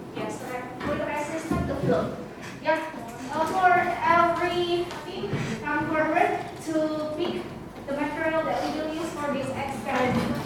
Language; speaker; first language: English; non-native, learner; Indonesian